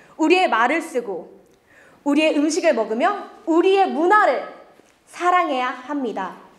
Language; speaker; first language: Korean; early bilingual, other home language; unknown